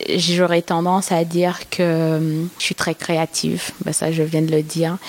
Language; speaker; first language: French; native; French